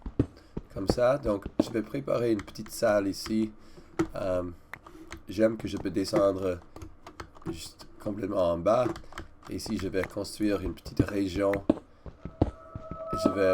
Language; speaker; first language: French; non-native, learner; English